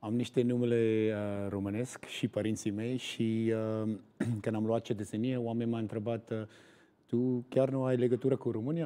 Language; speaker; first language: Romanian; non-native, learner; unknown